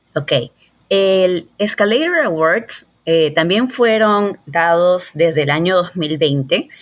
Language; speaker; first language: Spanish; native; Spanish